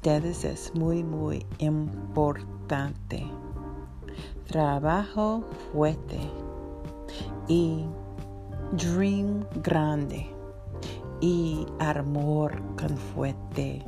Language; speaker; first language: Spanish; non-native, learner; English